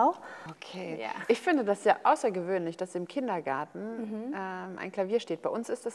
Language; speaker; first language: German; native; German